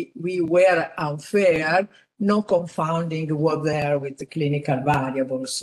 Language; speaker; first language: English; non-native, fluent; Italian